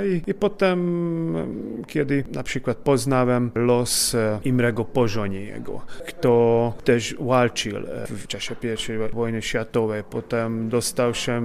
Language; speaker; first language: Polish; non-native, fluent; Hungarian